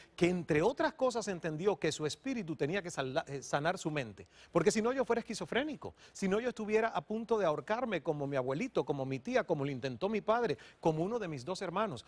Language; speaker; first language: Spanish; native; Spanish